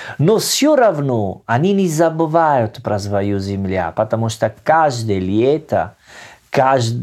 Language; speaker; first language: Russian; non-native, learner; Italian